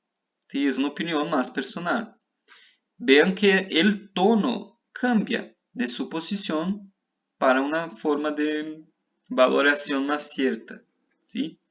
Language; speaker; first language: Spanish; non-native, fluent; Portuguese